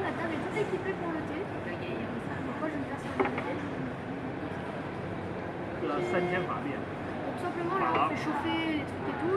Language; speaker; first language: French; native; French